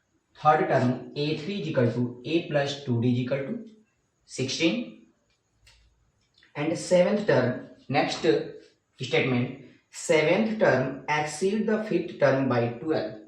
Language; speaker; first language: English; non-native, local second language; Hindi